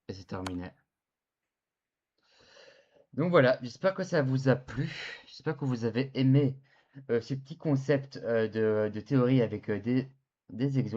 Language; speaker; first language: French; native; French